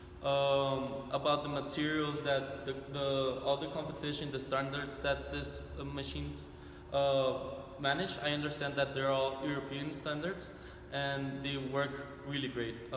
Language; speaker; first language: English; non-native, fluent; Spanish